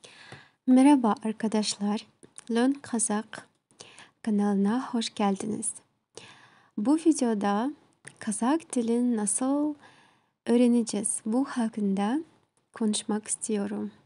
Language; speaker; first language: Turkish; non-native, learner; Kazakh